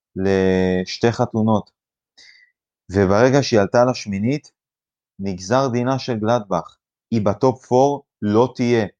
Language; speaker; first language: Hebrew; native; Hebrew